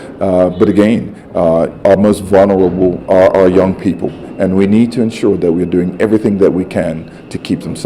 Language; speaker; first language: English; native; English